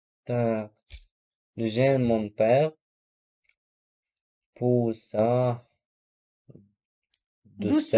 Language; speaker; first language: French; non-native, learner; Russian